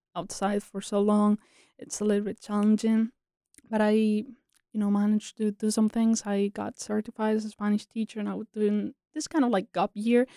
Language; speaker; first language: English; non-native, fluent; Spanish